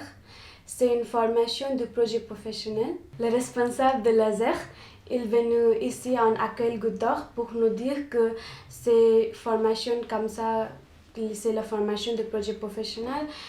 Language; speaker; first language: French; non-native, learner; Nepali